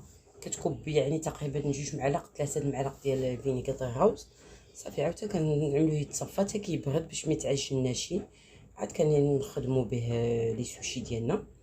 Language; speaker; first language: Arabic; native; Arabic